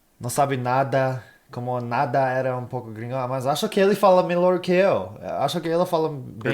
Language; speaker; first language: Portuguese; non-native, fluent; English